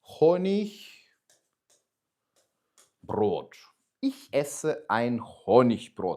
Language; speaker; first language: German; non-native, fluent; Ukrainian